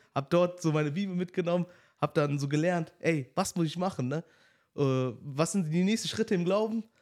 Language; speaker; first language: German; native; German